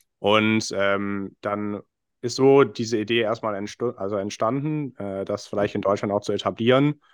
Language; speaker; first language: German; non-native, fluent; English